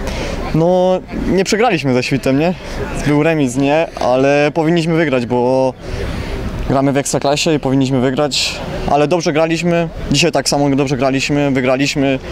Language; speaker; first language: Polish; early bilingual, heritage; Polish